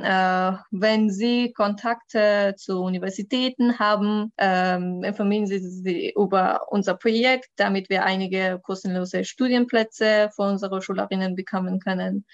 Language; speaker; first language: German; non-native, learner; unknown